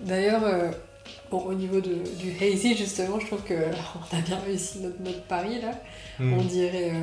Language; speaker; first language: French; native; French